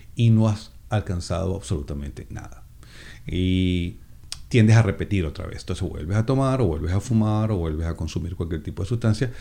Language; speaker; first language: Spanish; native; Spanish